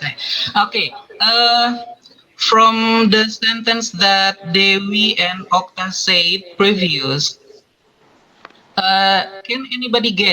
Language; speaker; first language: English; non-native, fluent; Indonesian